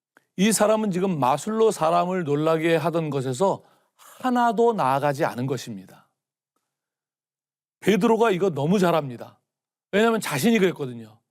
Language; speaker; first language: Korean; native; Korean